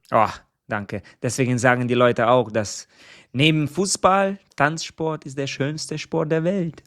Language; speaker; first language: German; non-native, fluent; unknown